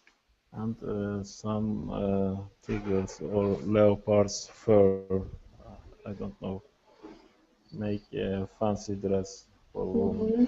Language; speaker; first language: English; non-native, learner; Turkish